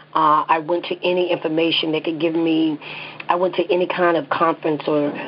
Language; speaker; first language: English; native; English